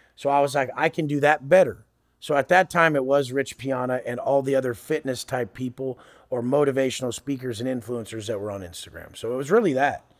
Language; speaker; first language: English; native; English